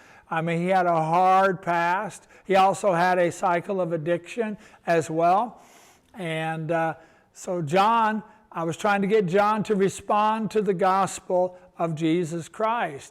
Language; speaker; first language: English; native; English